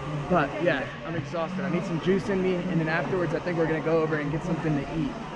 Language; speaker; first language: English; native; English